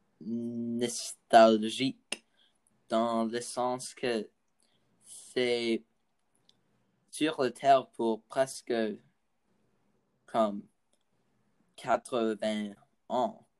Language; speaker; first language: French; non-native, learner; English